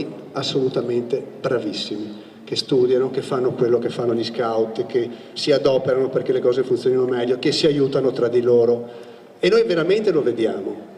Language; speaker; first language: Italian; native; Italian